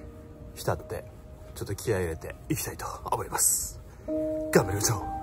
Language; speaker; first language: Japanese; native; Japanese